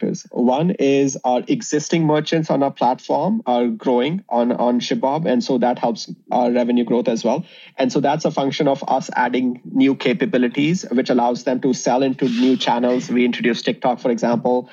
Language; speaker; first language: English; non-native, local second language; Hindi